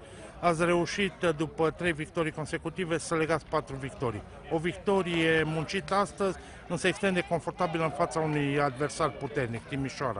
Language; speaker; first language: Romanian; native; Romanian